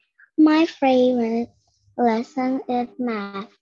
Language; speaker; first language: English; non-native, learner; Vietnamese